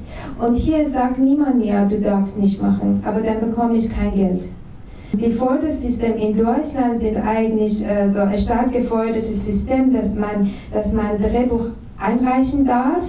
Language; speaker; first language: German; non-native, fluent; Persian